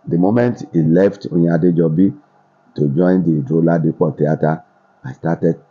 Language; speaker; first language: English; non-native, local second language; Yoruba